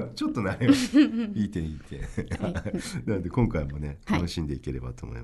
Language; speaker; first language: Japanese; native; Japanese